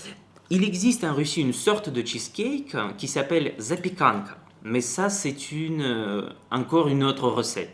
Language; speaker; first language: French; non-native, fluent; Russian